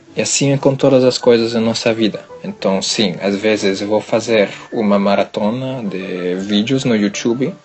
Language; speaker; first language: Portuguese; non-native, learner; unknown